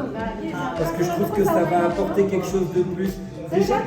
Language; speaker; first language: French; native; French